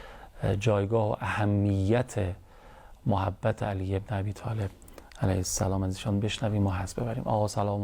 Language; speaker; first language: Persian; native; Persian